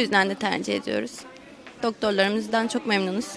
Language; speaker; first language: Turkish; native; Turkish